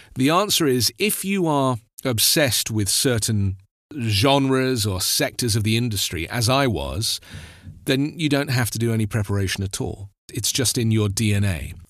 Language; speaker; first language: English; native; English